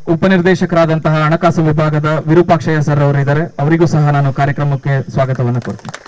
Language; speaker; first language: Kannada; native; Kannada